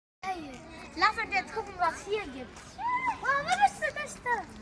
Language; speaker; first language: German; early bilingual, other home language; Arabic